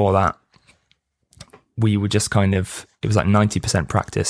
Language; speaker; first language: English; native; English